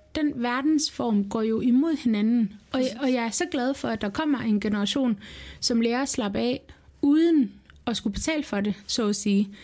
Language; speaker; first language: Danish; early bilingual, other home language; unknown